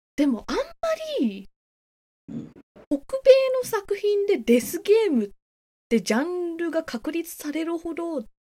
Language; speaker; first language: Japanese; native; Japanese